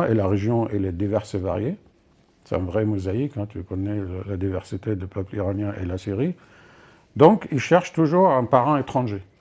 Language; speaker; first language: French; non-native, fluent; Arabic